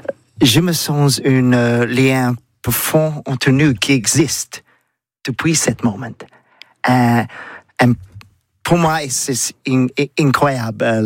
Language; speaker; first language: French; non-native, learner; English